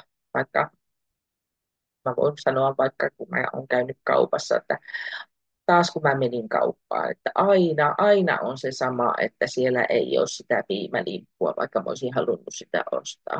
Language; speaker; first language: Finnish; native; Finnish